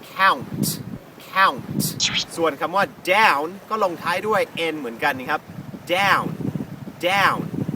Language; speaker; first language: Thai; non-native, fluent; English